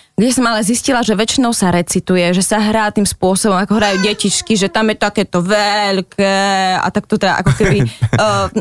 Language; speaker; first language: Slovak; native; Slovak